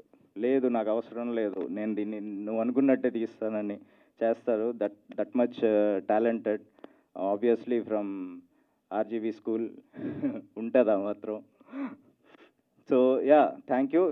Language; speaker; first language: Telugu; native; Telugu